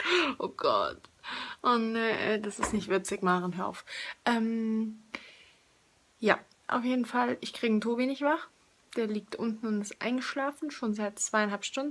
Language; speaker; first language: German; native; German